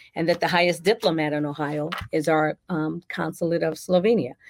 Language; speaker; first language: English; native; English